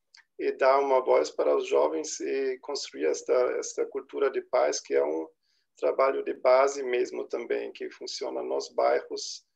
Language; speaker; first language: Portuguese; non-native, fluent; German